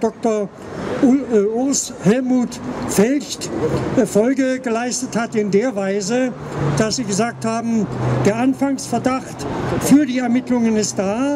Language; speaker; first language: German; native; German